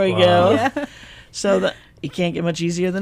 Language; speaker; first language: English; native; English